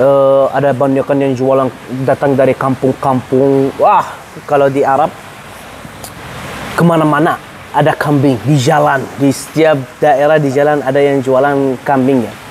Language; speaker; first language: Indonesian; non-native, learner; Arabic